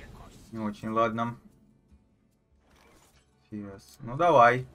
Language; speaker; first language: Russian; native; Russian